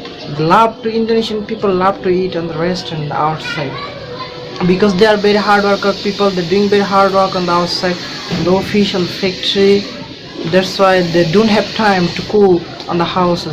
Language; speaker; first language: English; non-native, learner; Bangla